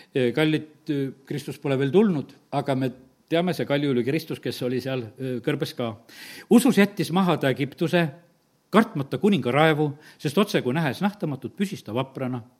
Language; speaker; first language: Estonian; native; Estonian